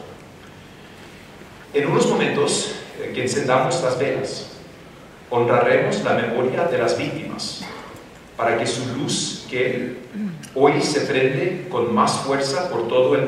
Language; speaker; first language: Spanish; non-native, fluent; English